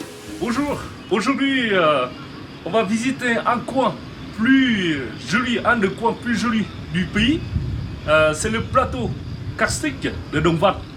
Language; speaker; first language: French; non-native, fluent; Vietnamese